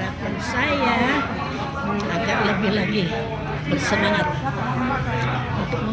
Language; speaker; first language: Indonesian; non-native, fluent; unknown